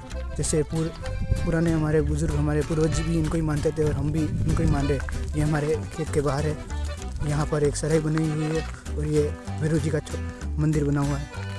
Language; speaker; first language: Hindi; non-native, local second language; Rajasthani